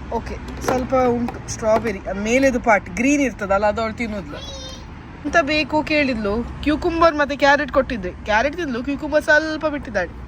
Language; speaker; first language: Kannada; native; Kannada